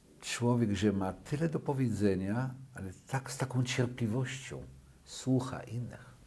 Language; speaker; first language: Polish; early bilingual, other home language; Yiddish